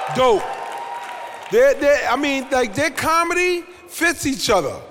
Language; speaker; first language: English; native; English